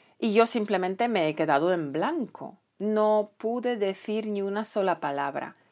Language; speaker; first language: Spanish; non-native, fluent; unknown